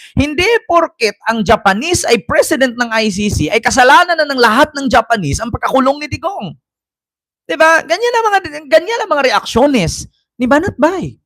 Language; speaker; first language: Filipino; native; Filipino